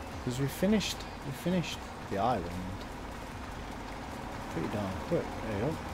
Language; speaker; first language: English; native; English